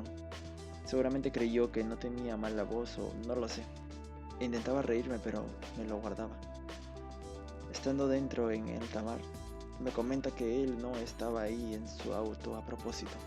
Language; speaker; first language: Spanish; native; Spanish